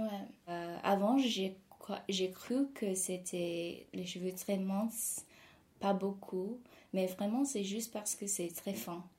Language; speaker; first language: French; non-native, fluent; English